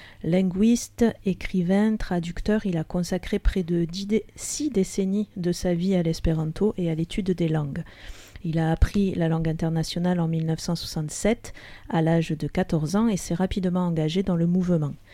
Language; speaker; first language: French; native; French